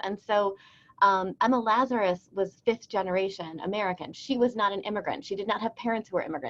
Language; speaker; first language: English; native; English